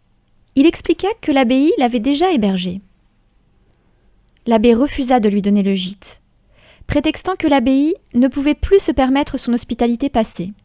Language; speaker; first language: French; native; French